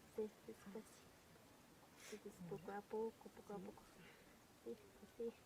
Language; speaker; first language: Spanish; non-native, local second language; Quechua